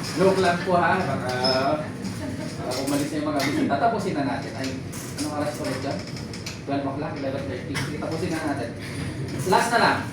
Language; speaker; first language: Filipino; non-native, local second language; Iloko